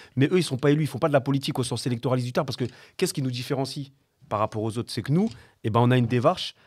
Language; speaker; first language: French; native; French